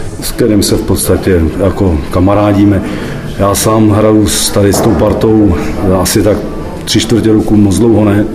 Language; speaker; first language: Czech; native; Czech